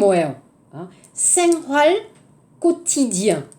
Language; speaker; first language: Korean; non-native, learner; French